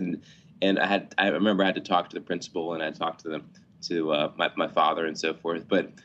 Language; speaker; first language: English; native; English